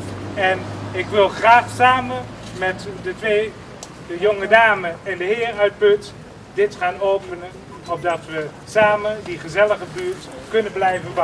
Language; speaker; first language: Dutch; native; Dutch